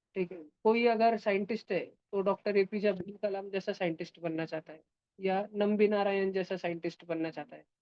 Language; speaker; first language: Hindi; non-native, local second language; Marathi